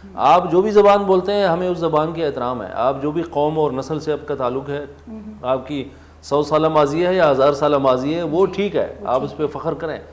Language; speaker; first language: Urdu; non-native, local second language; Pashto